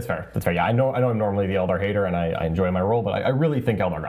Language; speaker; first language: English; native; English